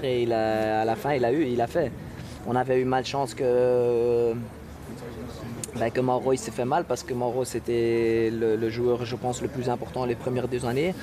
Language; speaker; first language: French; non-native, local second language; Dutch